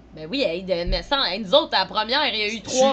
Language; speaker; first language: French; native; French